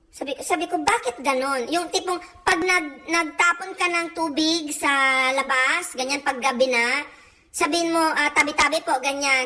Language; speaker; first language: Filipino; non-native, local second language; Iloko